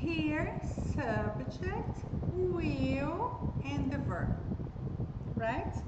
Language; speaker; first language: English; non-native, fluent; Portuguese